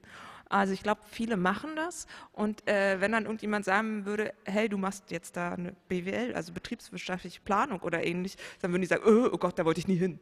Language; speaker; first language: German; native; German